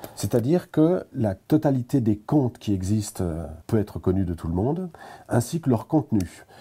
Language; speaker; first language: French; native; French